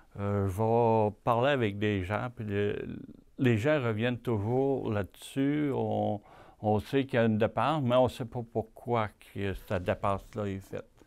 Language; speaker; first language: French; native; French